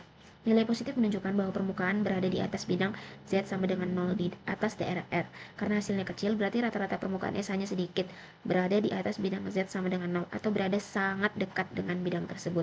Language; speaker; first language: Indonesian; native; Indonesian